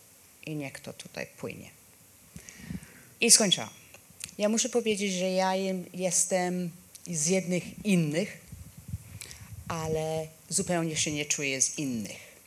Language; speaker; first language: Polish; non-native, fluent; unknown